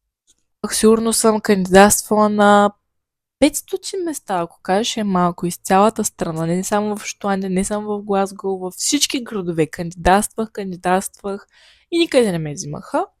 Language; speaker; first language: Bulgarian; native; Bulgarian